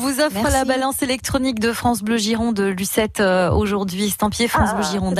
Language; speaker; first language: French; native; French